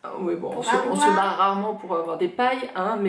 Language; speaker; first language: French; native; French